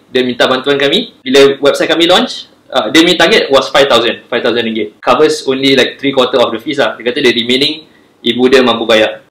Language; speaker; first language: English; non-native, local second language; Malay